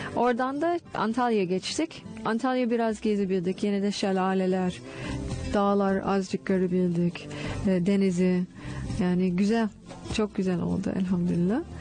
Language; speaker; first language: Turkish; non-native, fluent; English